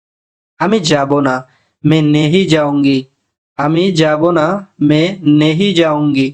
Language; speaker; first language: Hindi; non-native, fluent; Bangla